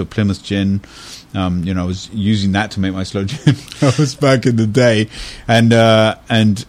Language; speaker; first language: English; native; English